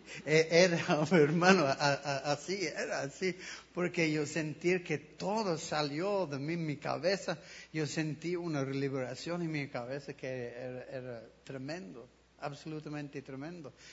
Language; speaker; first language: Spanish; non-native, learner; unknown